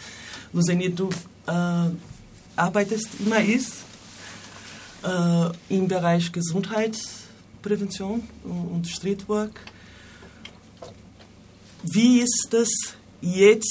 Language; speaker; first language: German; non-native, fluent; Portuguese